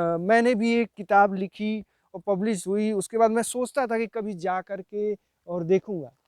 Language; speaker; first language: Hindi; native; Hindi